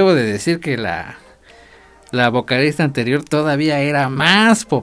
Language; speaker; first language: Spanish; native; Spanish